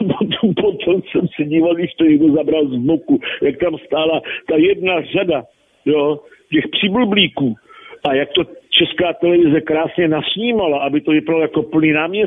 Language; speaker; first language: Czech; native; Czech